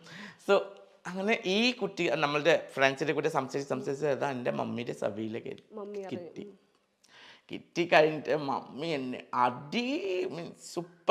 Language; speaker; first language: Malayalam; non-native, learner; Assamese